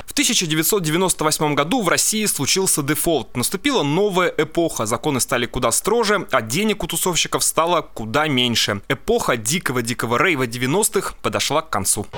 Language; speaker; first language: Russian; native; Russian